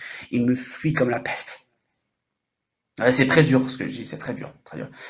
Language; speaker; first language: French; native; French